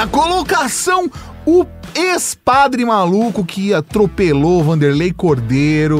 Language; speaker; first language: Portuguese; native; Portuguese